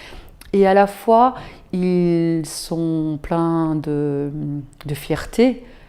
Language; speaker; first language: French; native; French